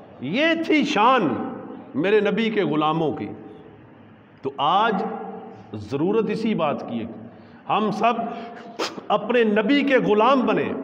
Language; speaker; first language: Urdu; non-native, local second language; Punjabi